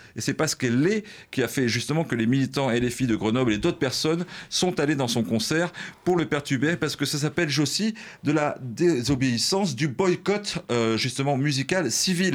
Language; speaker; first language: French; native; French